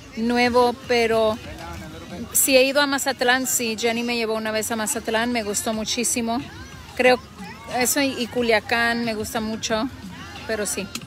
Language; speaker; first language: Spanish; early bilingual, heritage; Spanish